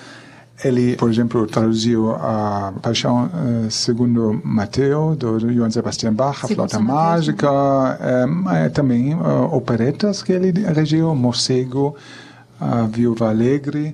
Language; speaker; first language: Portuguese; non-native, fluent; German